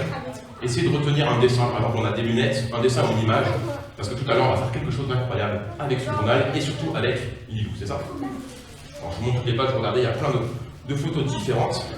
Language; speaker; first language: French; native; French